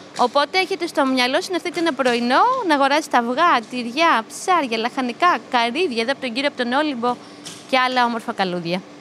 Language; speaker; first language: Greek; native; Greek